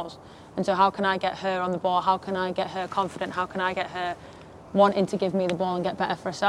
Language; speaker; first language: English; native; English